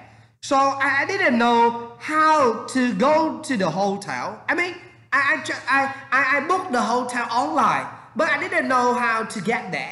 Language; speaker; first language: English; non-native, learner; Vietnamese